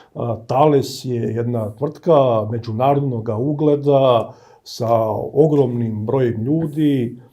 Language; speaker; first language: Bosnian; native; Bosnian